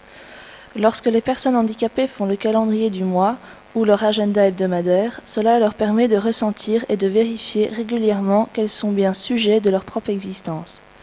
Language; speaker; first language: French; native; French